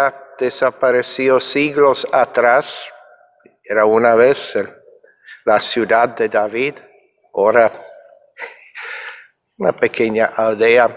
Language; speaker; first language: Spanish; non-native, fluent; English